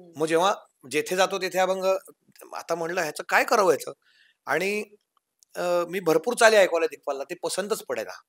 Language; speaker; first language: Marathi; native; Marathi